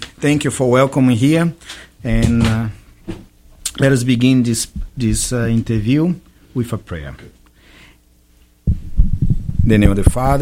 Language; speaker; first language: English; non-native, fluent; Portuguese